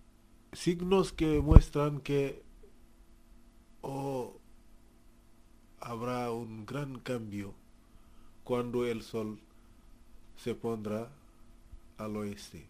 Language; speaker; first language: Spanish; non-native, fluent; Wolof